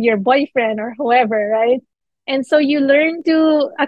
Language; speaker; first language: English; non-native, local second language; Filipino